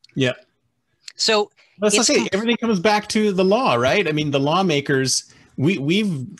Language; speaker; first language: English; native; English